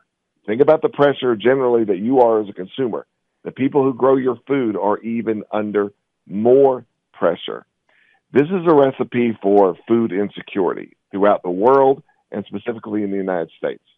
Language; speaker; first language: English; native; English